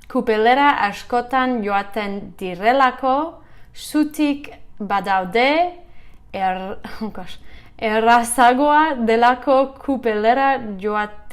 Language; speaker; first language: Basque; non-native, learner; English